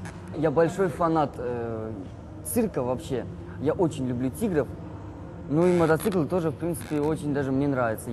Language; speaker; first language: Russian; native; Russian